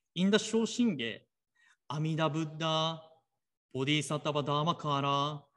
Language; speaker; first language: English; non-native, fluent; Japanese